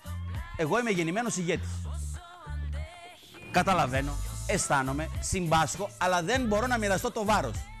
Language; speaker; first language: Greek; native; Greek